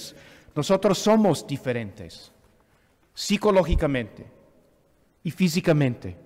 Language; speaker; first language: Spanish; non-native, fluent; English